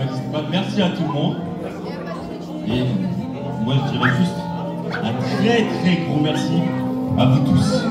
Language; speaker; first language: French; native; French